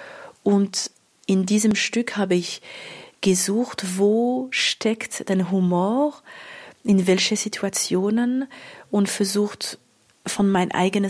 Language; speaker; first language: German; non-native, local second language; French